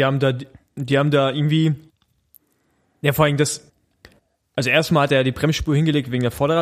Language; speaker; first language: German; native; German